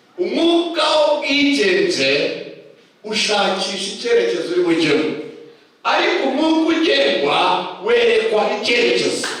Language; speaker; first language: Kinyarwanda; early bilingual, heritage; Kinyarwanda